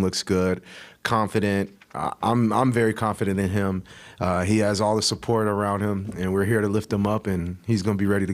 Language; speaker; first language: English; native; English